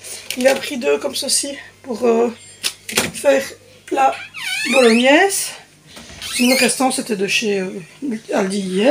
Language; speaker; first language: French; native; French